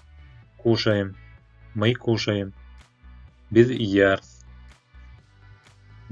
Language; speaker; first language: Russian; non-native, local second language; Turkmen